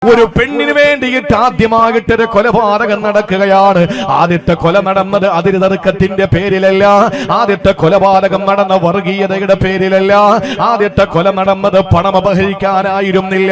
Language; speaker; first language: Malayalam; native; Malayalam